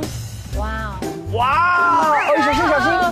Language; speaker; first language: Chinese; native; Chinese